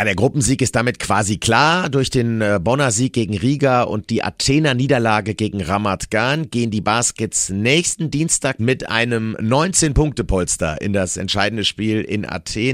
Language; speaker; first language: German; native; German